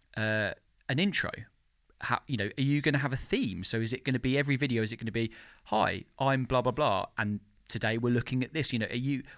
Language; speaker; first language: English; native; English